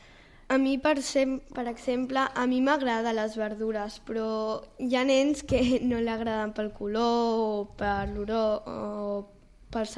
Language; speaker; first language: Catalan; non-native, local second language; Spanish